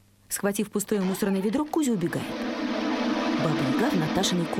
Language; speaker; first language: Russian; native; Russian